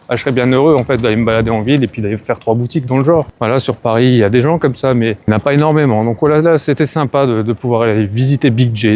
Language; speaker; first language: French; native; French